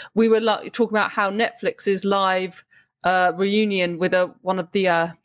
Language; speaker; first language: English; native; English